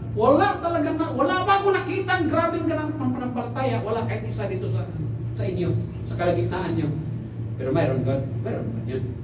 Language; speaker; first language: Filipino; non-native, local second language; Cebuano